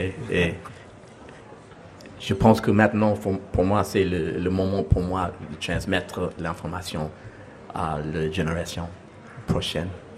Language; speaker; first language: French; non-native, learner; English